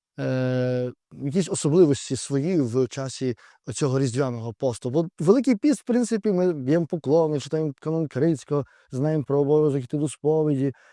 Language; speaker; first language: Ukrainian; native; Ukrainian